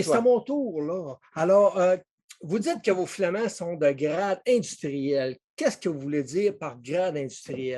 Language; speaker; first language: French; native; French